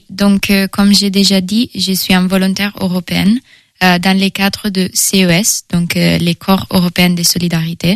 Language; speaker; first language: French; non-native, fluent; Italian